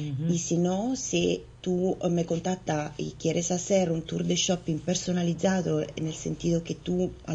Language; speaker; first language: Spanish; non-native, fluent; Italian